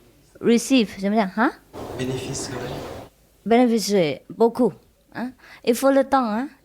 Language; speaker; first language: French; non-native, learner; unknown